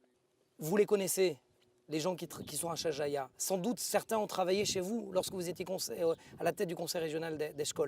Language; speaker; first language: French; native; French